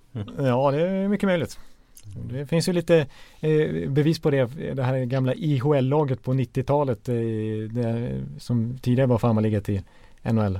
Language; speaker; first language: Swedish; native; Swedish